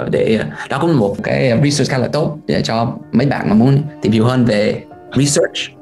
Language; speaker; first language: Vietnamese; non-native, fluent; English